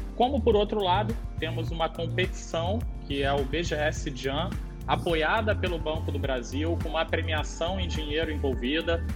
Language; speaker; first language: Portuguese; native; Portuguese